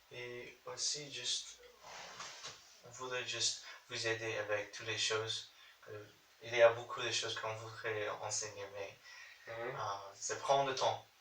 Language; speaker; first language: French; non-native, learner; English